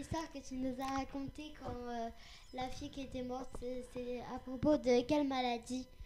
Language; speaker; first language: French; native; French